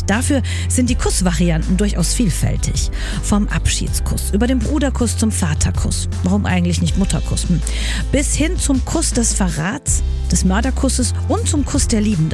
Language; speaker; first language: German; native; German